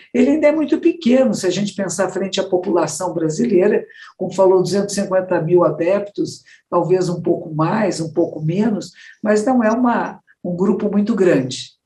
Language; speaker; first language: Portuguese; native; Portuguese